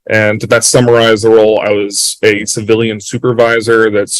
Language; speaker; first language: English; native; English